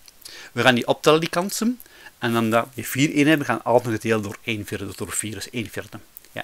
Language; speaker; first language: Dutch; native; Dutch